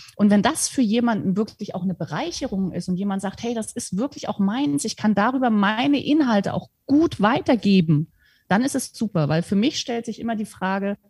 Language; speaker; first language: German; native; German